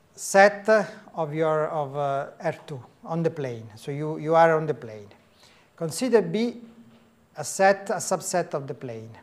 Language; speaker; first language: English; non-native, fluent; Italian